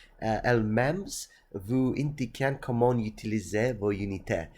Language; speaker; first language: French; non-native, learner; English